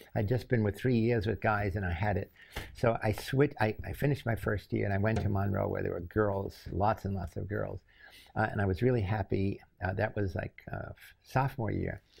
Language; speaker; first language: English; native; English